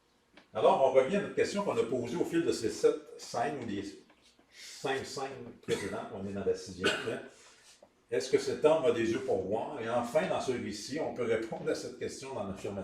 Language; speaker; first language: French; native; French